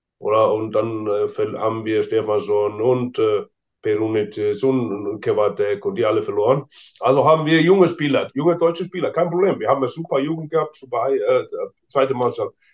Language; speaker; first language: German; non-native, fluent; Icelandic